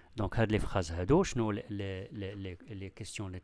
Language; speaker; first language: French; non-native, local second language; Arabic